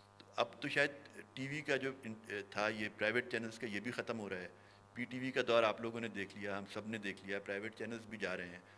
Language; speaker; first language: Urdu; native; Urdu